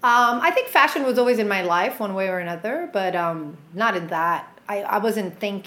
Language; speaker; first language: English; native; English